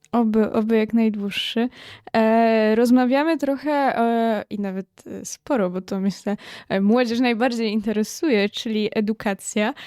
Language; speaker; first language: Polish; native; Polish